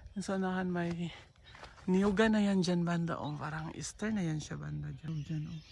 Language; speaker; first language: Filipino; non-native, local second language; Cebuano